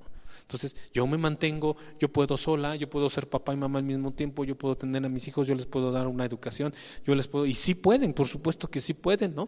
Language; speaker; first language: Spanish; native; Spanish